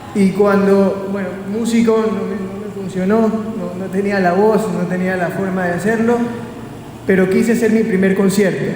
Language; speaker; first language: Spanish; native; Spanish